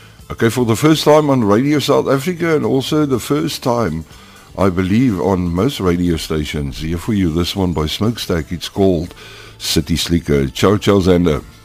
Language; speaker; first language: English; non-native, local second language; Afrikaans